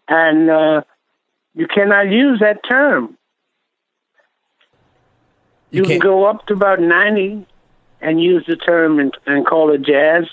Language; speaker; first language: English; native; English